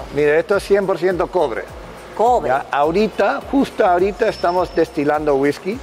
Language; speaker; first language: Spanish; non-native, fluent; English